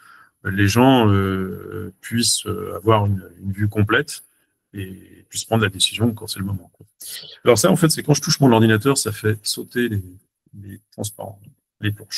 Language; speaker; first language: French; native; French